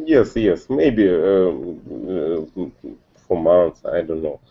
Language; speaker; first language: English; non-native, learner; Russian